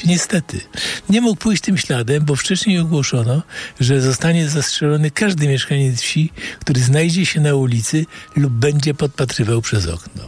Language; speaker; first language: Polish; native; Polish